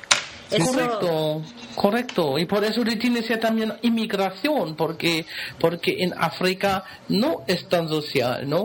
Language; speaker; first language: Spanish; non-native, fluent; German